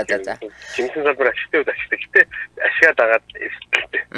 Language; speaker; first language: Mongolian; native; Mongolian